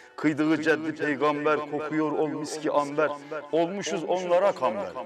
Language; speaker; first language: Turkish; native; Turkish